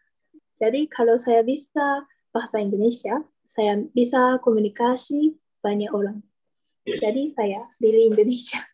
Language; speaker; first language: Indonesian; non-native, learner; Japanese